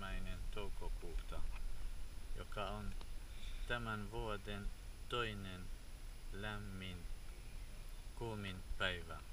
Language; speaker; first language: Finnish; non-native, fluent; Central Kurdish